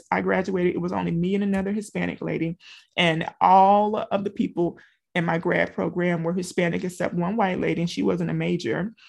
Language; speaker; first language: English; native; English